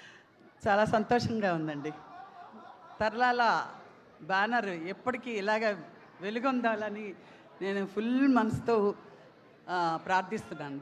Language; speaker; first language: Telugu; native; Telugu